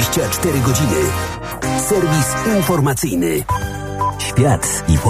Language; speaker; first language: Polish; native; Polish